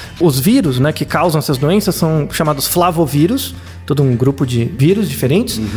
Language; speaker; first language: Portuguese; native; Portuguese